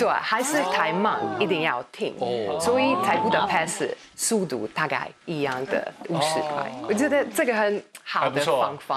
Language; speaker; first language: Chinese; non-native, learner; Hungarian